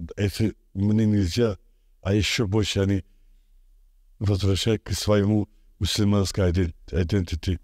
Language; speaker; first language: Russian; non-native, local second language; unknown